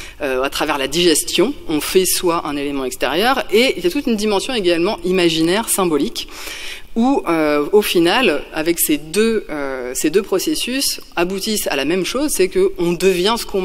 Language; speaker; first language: French; native; French